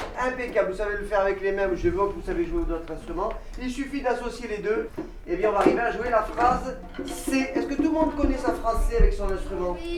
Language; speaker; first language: French; native; French